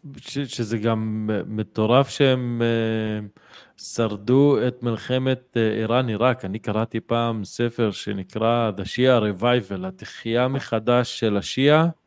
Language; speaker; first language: Hebrew; non-native, local second language; Arabic